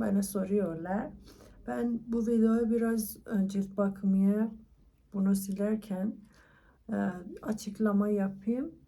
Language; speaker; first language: Turkish; non-native, learner; Persian